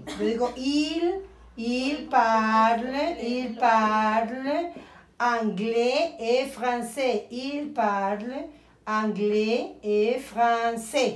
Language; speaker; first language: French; non-native, fluent; Spanish